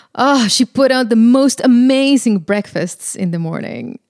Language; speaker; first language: English; non-native, fluent; Spanish